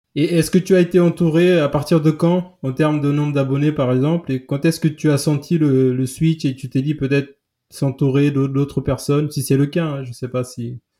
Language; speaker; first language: French; early bilingual, other home language; Kabuverdianu